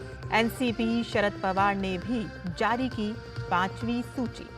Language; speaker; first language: Hindi; native; Hindi